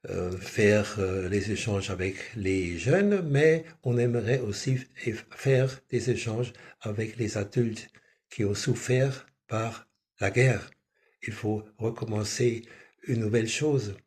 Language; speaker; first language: French; non-native, fluent; German